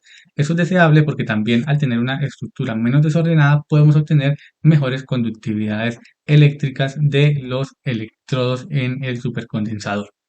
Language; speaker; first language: Spanish; native; Spanish